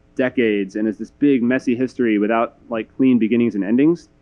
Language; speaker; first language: English; native; English